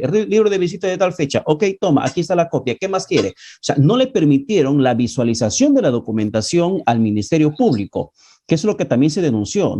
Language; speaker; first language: Spanish; native; Spanish